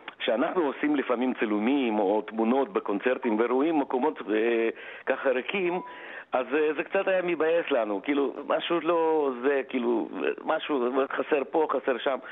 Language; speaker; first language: Hebrew; non-native, fluent; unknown